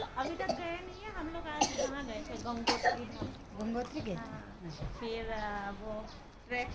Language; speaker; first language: Hindi; non-native, local second language; Assamese